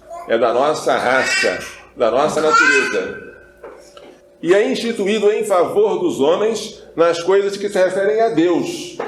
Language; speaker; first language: Portuguese; native; Portuguese